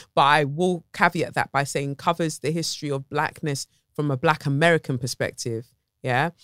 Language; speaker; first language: English; native; English